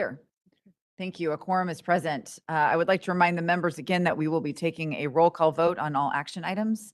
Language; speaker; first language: English; native; English